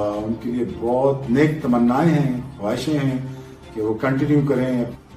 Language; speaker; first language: Urdu; non-native, local second language; Punjabi